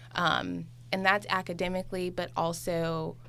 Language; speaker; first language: English; native; English